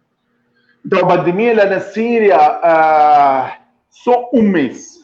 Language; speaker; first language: Portuguese; non-native, fluent; Arabic